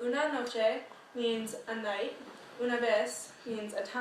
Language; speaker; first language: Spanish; non-native, learner; English